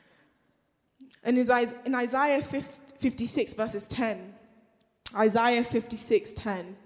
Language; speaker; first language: English; native; English